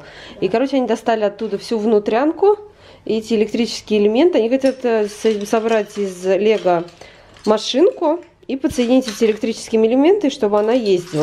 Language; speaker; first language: Russian; native; Russian